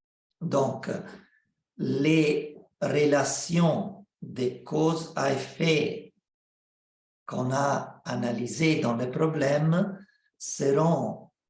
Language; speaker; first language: French; non-native, fluent; Italian